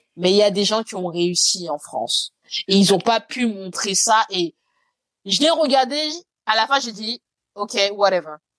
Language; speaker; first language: French; native; French